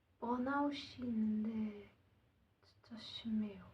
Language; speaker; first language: Korean; non-native, learner; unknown